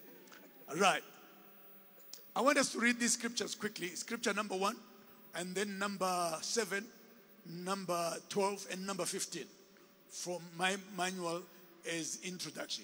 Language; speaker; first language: English; non-native, local second language; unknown